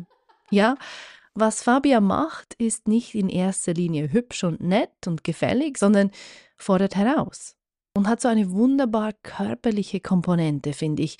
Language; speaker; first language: German; native; German